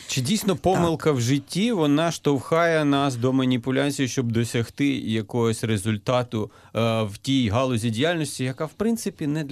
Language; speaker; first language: Ukrainian; native; Ukrainian